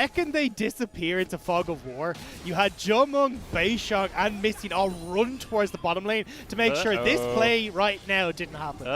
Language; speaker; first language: English; native; English